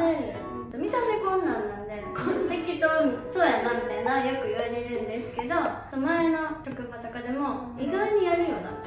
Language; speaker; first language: Japanese; native; Japanese